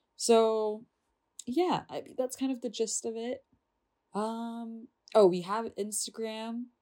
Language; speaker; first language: English; non-native, fluent; Indonesian